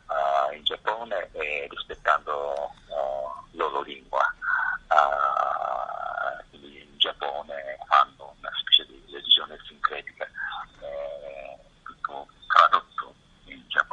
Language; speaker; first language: Italian; non-native, fluent; Japanese